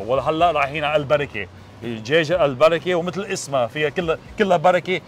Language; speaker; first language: Arabic; early bilingual, heritage; Arabic